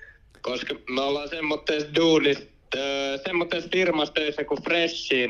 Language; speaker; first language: Finnish; native; Finnish